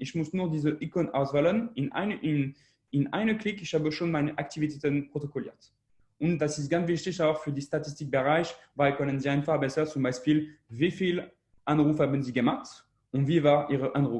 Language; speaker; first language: German; non-native, learner; French